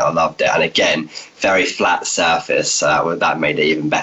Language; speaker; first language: English; native; English